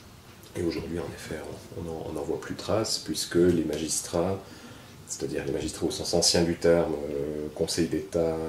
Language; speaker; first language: French; native; French